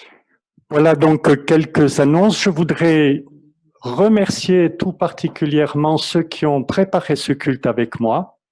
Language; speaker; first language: French; native; French